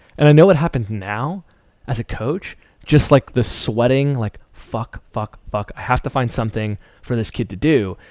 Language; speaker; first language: English; early bilingual, other home language; Persian